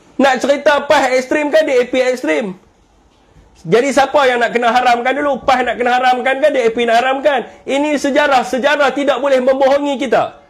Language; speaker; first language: Malay; native; Malay